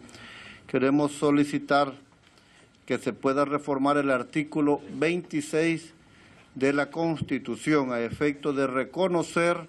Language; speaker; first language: Spanish; native; Spanish